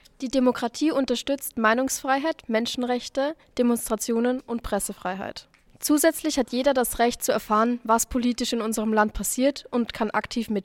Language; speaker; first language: German; native; German